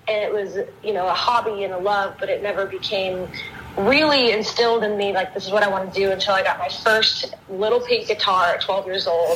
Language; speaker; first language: English; native; English